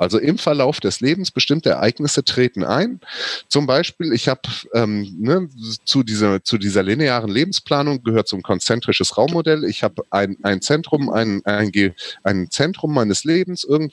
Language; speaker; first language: German; native; German